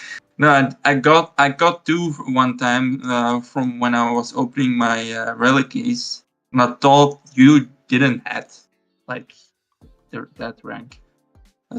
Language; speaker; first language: English; non-native, fluent; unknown